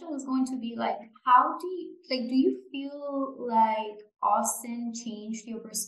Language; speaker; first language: English; non-native, fluent; Japanese